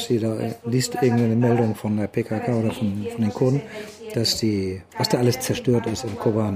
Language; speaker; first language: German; native; German